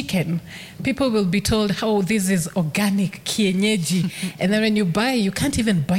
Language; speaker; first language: English; non-native, local second language; Kikuyu